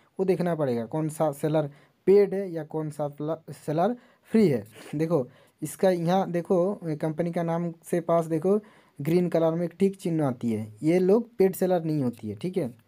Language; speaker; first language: Hindi; non-native, local second language; Bangla